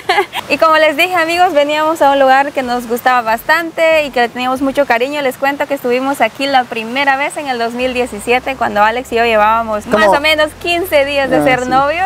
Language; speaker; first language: Spanish; native; Spanish